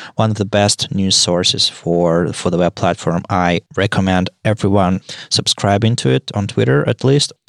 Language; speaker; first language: English; non-native, fluent; Russian